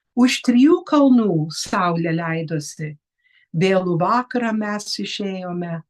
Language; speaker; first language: Lithuanian; early bilingual, heritage; Lithuanian